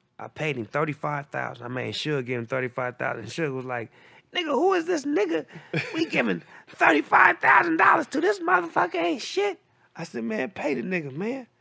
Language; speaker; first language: English; native; English